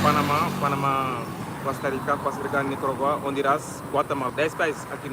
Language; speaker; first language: Portuguese; non-native, learner; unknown